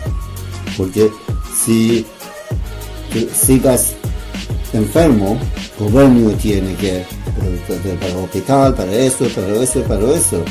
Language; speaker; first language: Spanish; non-native, learner; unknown